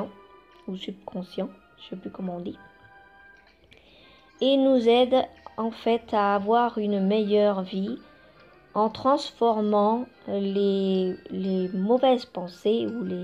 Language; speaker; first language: French; non-native, fluent; Spanish